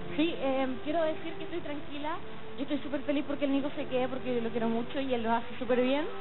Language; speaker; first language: Spanish; native; Spanish